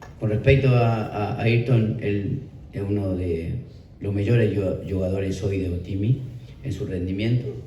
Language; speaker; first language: Portuguese; non-native, learner; Spanish